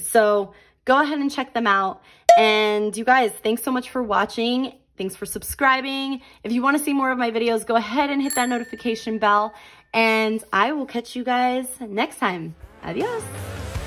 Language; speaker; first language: English; native; English